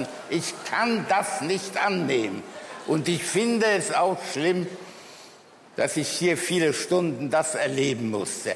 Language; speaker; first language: German; early bilingual, other home language; Polish